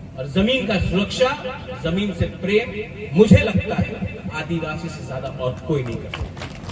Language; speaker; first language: Hindi; non-native, local second language; Kok Borok